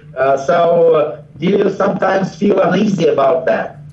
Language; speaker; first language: English; non-native, fluent; Russian